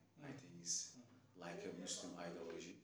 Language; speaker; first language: English; non-native, learner; Turkish